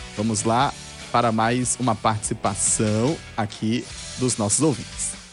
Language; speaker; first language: Portuguese; native; Portuguese